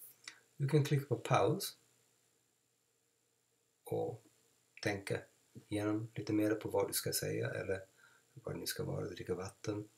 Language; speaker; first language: Swedish; non-native, fluent; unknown